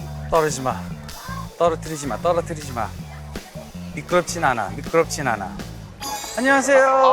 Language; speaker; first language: Korean; early bilingual, other home language; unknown